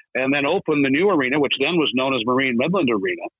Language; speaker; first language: English; native; English